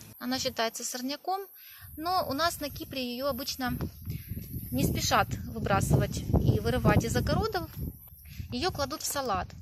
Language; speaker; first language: Russian; native; Russian